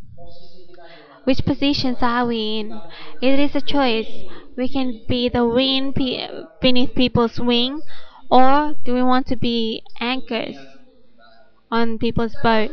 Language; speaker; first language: English; non-native, fluent; Indonesian